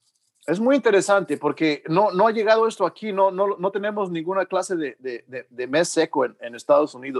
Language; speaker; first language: Spanish; early bilingual, heritage; Spanish